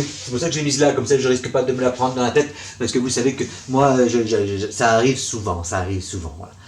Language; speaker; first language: French; native; French